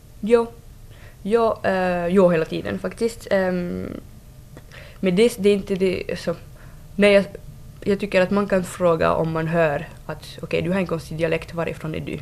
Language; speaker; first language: Swedish; non-native, fluent; French